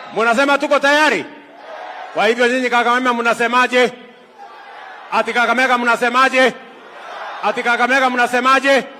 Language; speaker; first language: Swahili; native; Swahili